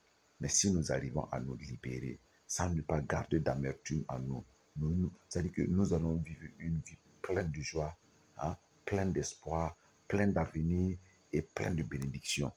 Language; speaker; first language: French; non-native, local second language; Mossi